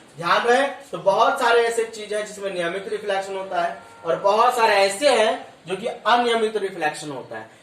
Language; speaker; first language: Hindi; native; Hindi